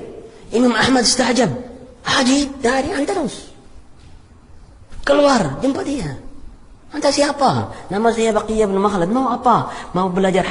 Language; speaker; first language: Indonesian; non-native, fluent; Arabic